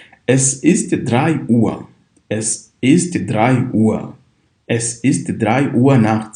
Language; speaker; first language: German; non-native, fluent; Kinyarwanda